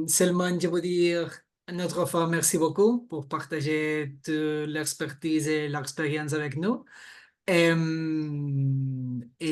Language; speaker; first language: French; non-native, fluent; Catalan